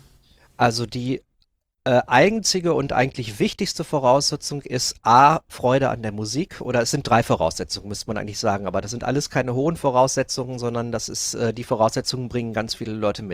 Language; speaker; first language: German; native; German